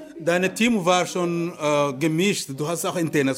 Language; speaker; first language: German; native; German